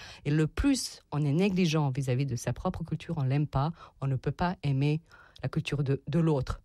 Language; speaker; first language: French; non-native, fluent; Serbian